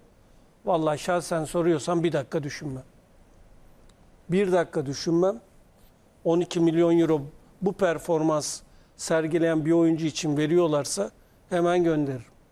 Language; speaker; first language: Turkish; native; Turkish